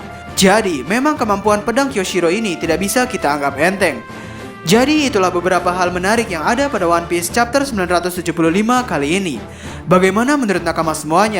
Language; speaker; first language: Indonesian; native; Indonesian